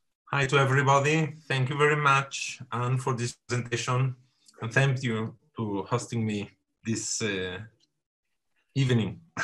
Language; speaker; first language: English; non-native, fluent; Catalan